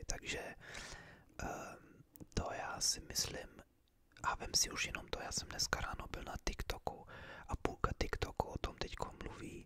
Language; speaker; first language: Czech; early bilingual, heritage; English